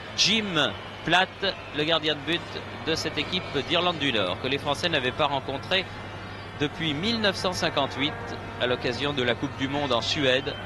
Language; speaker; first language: French; native; French